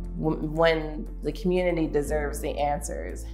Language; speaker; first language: English; native; English